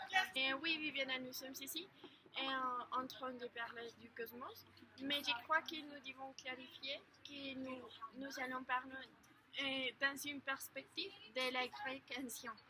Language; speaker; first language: French; non-native, learner; Spanish